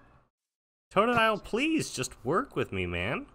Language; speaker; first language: English; native; English